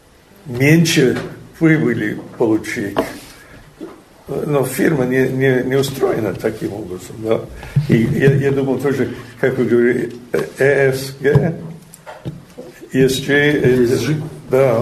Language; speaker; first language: Russian; non-native, learner; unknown